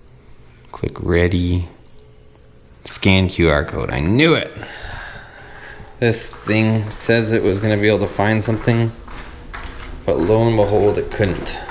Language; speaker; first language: English; native; English